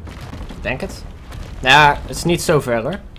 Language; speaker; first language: Dutch; native; Dutch